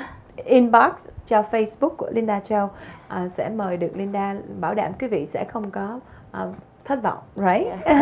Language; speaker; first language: Vietnamese; native; Vietnamese